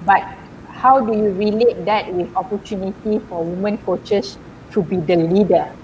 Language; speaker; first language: English; non-native, local second language; Malay